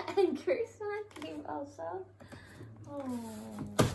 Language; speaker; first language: English; non-native, learner; Thai